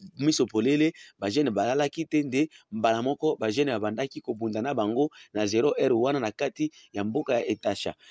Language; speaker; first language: Lingala; non-native, local second language; Swahili